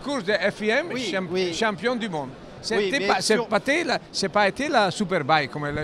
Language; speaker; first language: French; non-native, learner; Italian